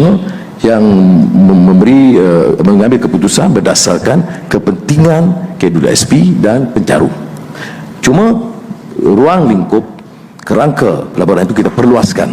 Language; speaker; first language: Malay; native; Malay